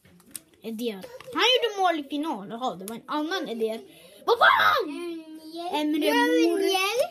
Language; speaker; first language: Swedish; native; Swedish